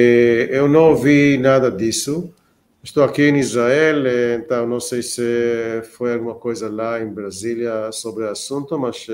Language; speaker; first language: Portuguese; non-native, fluent; Hebrew